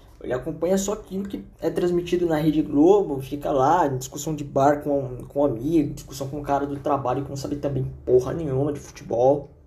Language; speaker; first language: Portuguese; native; Portuguese